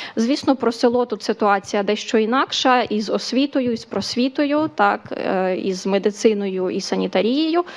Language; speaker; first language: Ukrainian; native; Ukrainian